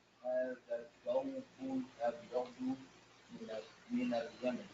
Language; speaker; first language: Arabic; non-native, learner; English